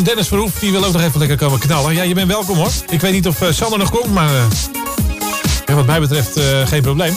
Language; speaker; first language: Dutch; native; Dutch